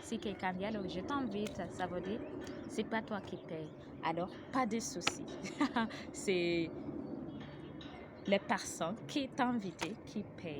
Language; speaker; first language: French; non-native, learner; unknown